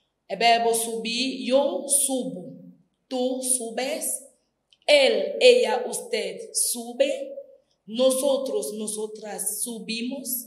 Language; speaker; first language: Spanish; non-native, fluent; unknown